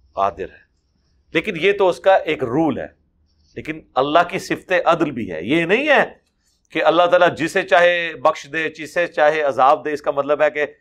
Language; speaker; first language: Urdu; non-native, local second language; Punjabi